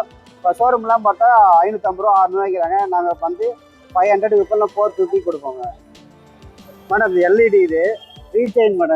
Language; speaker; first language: Tamil; native; Tamil